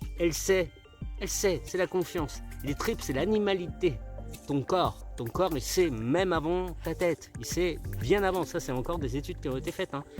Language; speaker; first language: French; early bilingual, other home language; Spanish